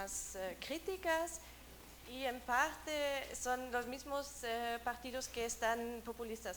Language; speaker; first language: Spanish; non-native, learner; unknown